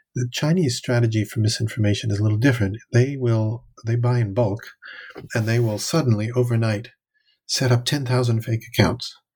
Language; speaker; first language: English; native; English